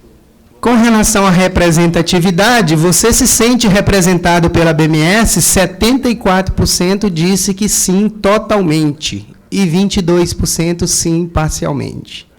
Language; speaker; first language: Portuguese; native; Portuguese